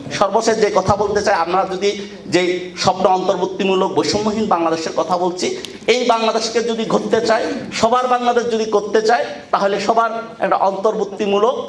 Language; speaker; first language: Bangla; non-native, local second language; Chakma